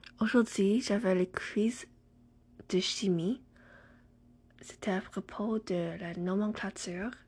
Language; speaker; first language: French; non-native, learner; English